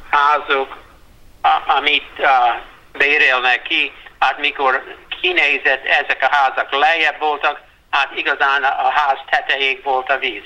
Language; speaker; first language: Hungarian; early bilingual, heritage; Hungarian